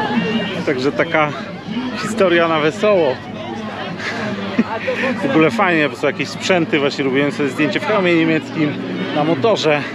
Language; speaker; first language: Polish; native; Polish